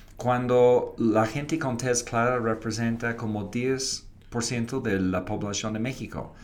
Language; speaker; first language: Spanish; non-native, fluent; English